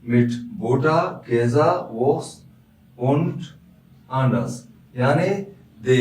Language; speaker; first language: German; non-native, learner; Pashto